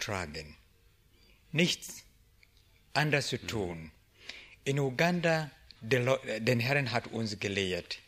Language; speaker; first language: German; non-native, learner; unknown